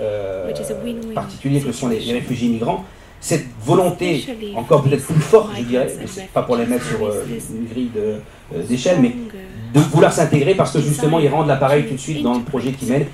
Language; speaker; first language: French; native; French